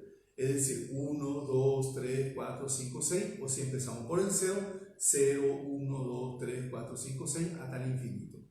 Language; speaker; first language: Spanish; native; Spanish